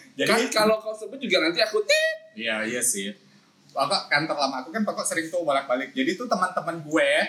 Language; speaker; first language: Indonesian; non-native, local second language; Javanese